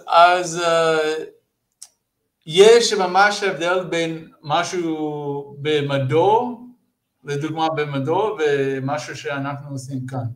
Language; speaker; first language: Hebrew; non-native, fluent; English